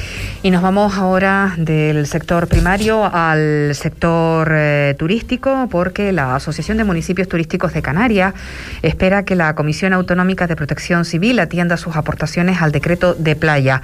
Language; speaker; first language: Spanish; native; Spanish